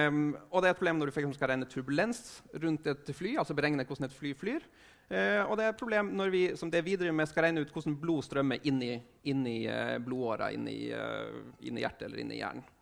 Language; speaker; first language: Norwegian; native; Norwegian